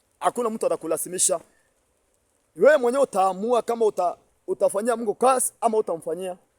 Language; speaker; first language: Swahili; non-native, local second language; Meru